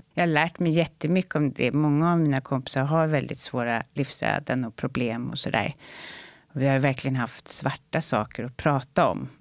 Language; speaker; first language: Swedish; native; Swedish